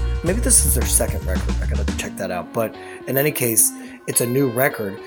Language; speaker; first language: English; native; English